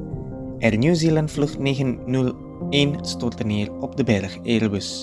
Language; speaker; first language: Dutch; non-native, fluent; Indonesian